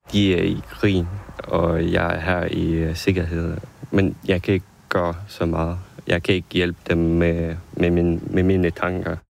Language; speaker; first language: Danish; non-native, fluent; Ukrainian